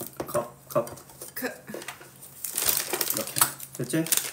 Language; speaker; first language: English; non-native, learner; Korean